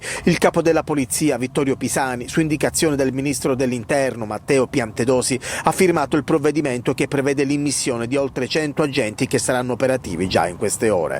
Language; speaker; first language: Italian; native; Italian